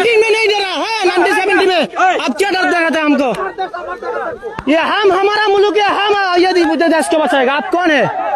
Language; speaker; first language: Hindi; non-native, learner; Bangla